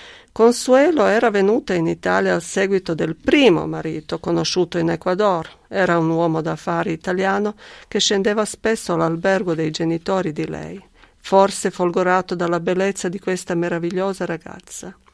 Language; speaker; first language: Italian; non-native, fluent; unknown